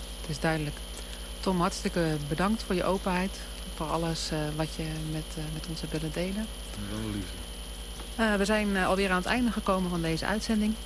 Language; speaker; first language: Dutch; native; Dutch